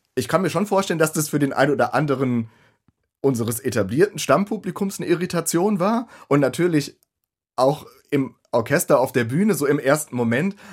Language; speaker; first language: German; native; German